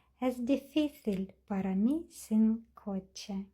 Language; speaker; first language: Spanish; non-native, fluent; Ukrainian